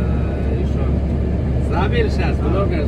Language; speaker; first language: Russian; non-native, local second language; Uzbek